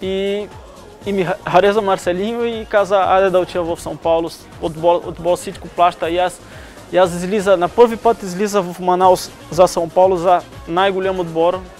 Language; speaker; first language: Bulgarian; non-native, learner; Portuguese